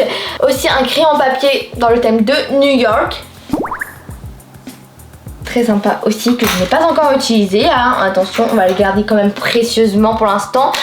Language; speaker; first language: French; native; French